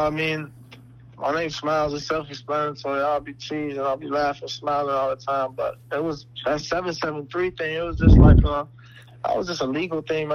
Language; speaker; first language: English; native; English